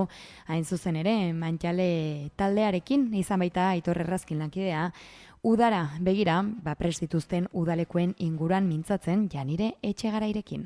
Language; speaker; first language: Basque; native; Basque